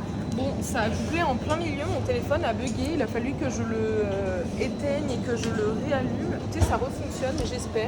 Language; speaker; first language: French; native; French